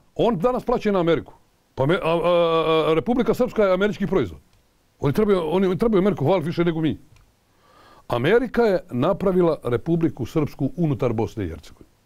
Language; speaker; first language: Croatian; native; Croatian